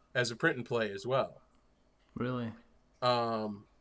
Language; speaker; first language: English; native; English